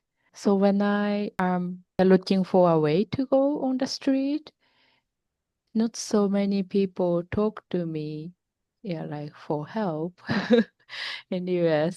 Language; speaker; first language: English; non-native, fluent; Japanese